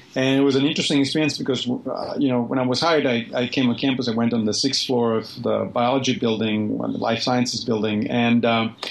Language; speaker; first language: English; non-native, fluent; Italian